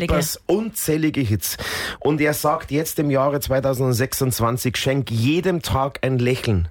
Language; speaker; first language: German; native; German